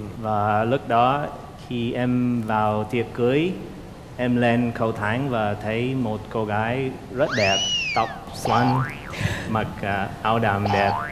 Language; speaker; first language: Vietnamese; non-native, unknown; English